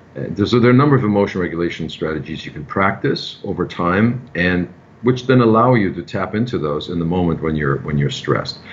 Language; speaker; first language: English; non-native, fluent; German